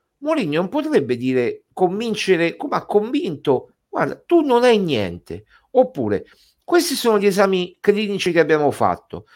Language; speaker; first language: Italian; native; Italian